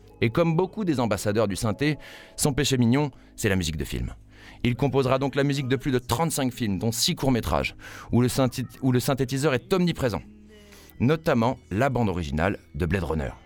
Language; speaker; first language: French; native; French